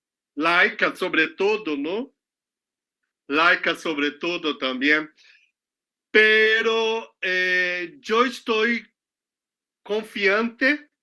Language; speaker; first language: Spanish; non-native, learner; Portuguese